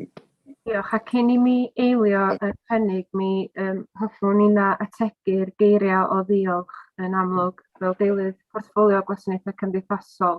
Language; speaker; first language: Welsh; native; Welsh